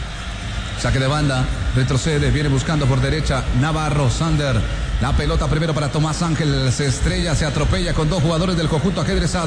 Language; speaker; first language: Spanish; native; Spanish